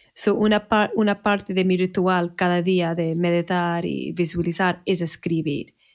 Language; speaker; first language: Spanish; non-native, fluent; English